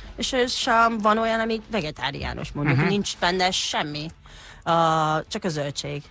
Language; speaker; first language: Hungarian; non-native, fluent; Japanese